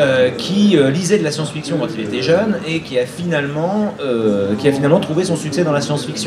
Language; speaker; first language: French; native; French